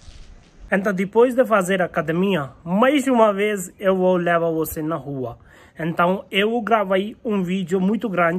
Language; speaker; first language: Portuguese; non-native, learner; Hindi